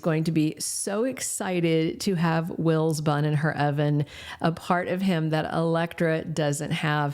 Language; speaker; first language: English; native; English